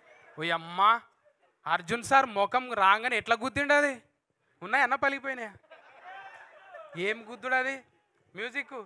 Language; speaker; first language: Telugu; native; Telugu